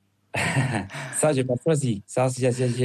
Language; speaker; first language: French; non-native, fluent; Spanish